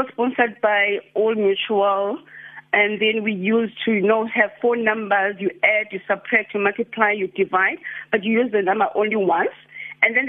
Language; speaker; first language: English; non-native, local second language; Xhosa